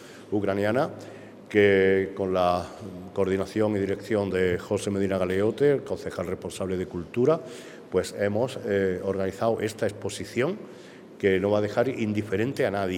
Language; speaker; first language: Spanish; native; Spanish